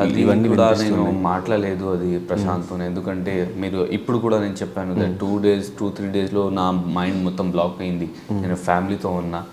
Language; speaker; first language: Telugu; non-native, local second language; Urdu